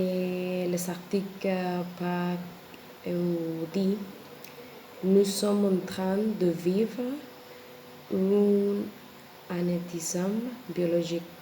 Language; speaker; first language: French; non-native, learner; Spanish